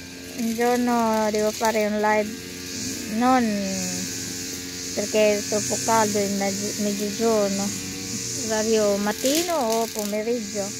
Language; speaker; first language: Italian; non-native, fluent; Filipino